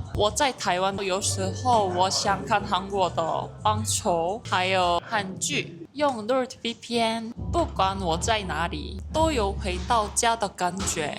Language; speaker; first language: Chinese; non-native, learner; Korean